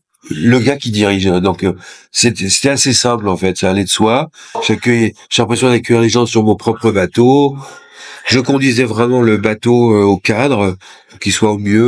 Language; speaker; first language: French; native; French